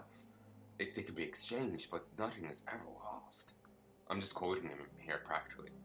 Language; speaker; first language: English; native; English